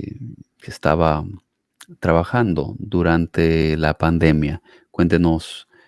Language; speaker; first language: Spanish; non-native, fluent; English